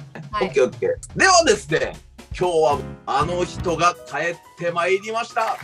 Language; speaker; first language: Japanese; native; Japanese